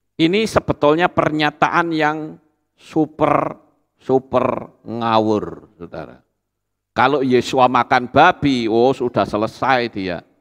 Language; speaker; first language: Indonesian; native; Indonesian